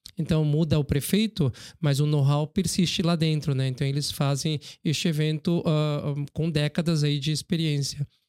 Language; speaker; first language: Portuguese; early bilingual, other home language; Korean